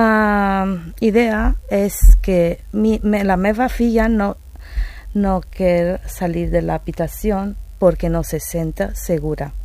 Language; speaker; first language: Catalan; non-native, learner; Spanish